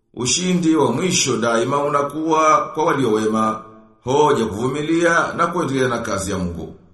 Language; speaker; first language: Swahili; native; Swahili